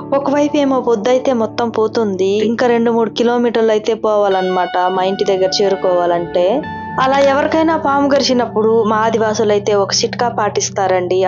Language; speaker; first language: Telugu; non-native, local second language; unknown